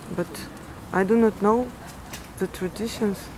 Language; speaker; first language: English; non-native, fluent; Russian